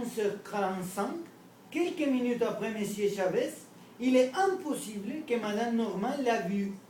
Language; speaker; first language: French; non-native, learner; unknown